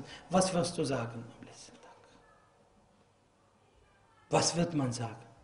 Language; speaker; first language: German; non-native, fluent; Arabic